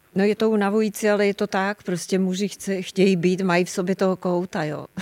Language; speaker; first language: Czech; native; Czech